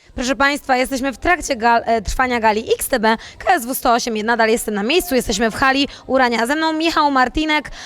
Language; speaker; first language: Polish; native; Polish